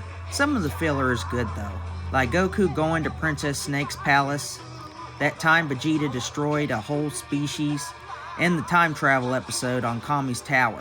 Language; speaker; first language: English; native; English